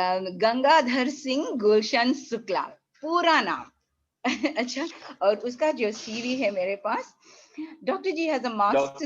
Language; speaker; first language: Hindi; non-native, fluent; English